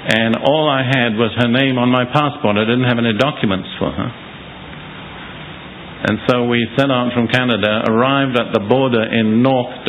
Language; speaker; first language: English; native; English